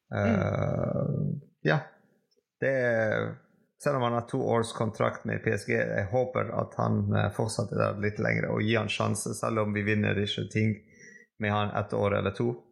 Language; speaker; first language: Norwegian; non-native, fluent; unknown